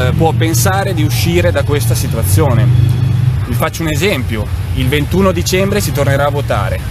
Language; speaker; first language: Italian; non-native, fluent; Catalan